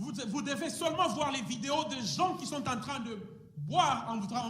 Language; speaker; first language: French; non-native, fluent; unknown